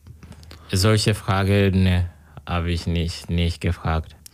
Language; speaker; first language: German; non-native, learner; Kinyarwanda